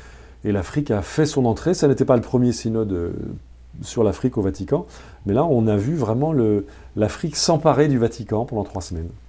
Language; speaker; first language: French; native; French